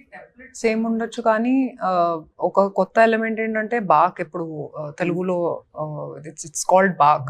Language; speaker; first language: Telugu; non-native, fluent; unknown